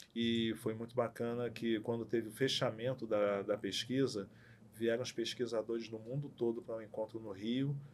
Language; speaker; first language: Portuguese; native; Portuguese